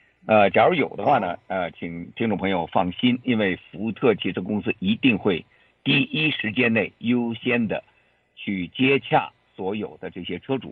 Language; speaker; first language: Chinese; native; Chinese